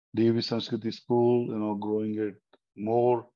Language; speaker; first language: English; non-native, local second language; Hindi